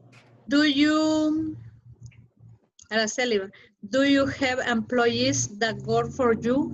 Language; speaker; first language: English; non-native, learner; Spanish